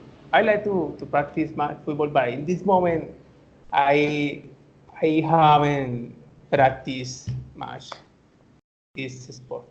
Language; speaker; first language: English; non-native, learner; Spanish